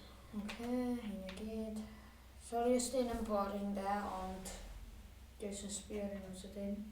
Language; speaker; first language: Welsh; native; Welsh